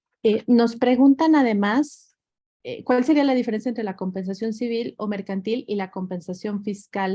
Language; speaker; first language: Spanish; native; Spanish